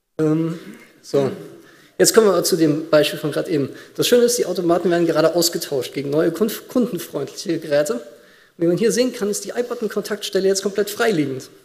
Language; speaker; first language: German; native; German